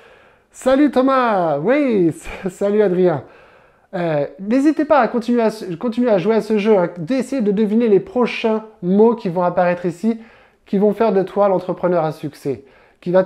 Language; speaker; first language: French; native; French